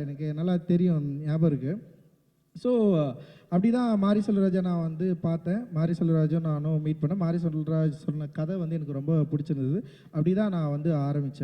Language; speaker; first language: Tamil; native; Tamil